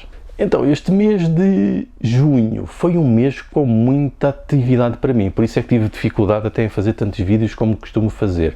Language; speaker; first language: Portuguese; native; Portuguese